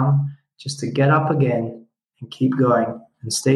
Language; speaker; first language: English; non-native, fluent; Italian